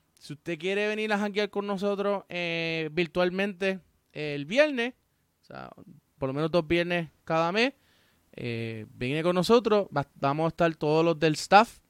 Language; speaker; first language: Spanish; native; Spanish